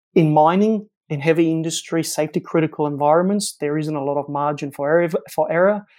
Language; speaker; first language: English; non-native, local second language; Afrikaans